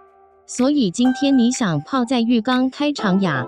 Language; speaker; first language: Chinese; native; Chinese